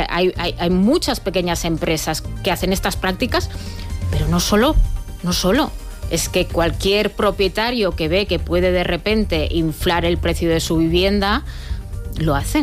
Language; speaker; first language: Spanish; native; Spanish